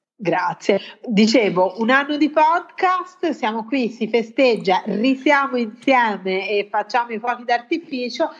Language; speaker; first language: Italian; native; Italian